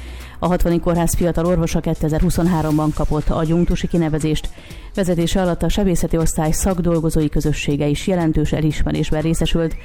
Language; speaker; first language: Hungarian; native; Hungarian